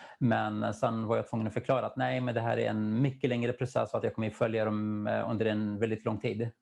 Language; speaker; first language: Swedish; non-native, fluent; Kurdish